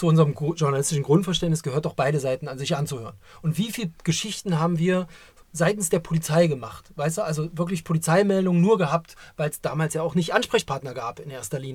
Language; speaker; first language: German; native; German